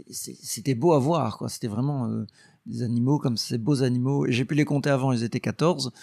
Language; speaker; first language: French; native; French